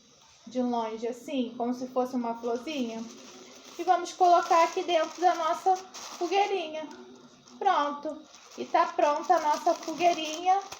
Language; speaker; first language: Portuguese; native; Portuguese